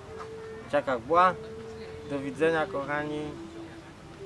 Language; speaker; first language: Polish; non-native, fluent; Vietnamese